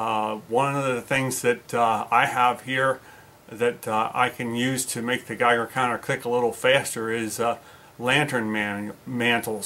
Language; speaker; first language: English; native; English